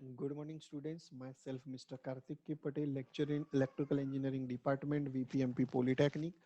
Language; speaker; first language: English; non-native, local second language; Gujarati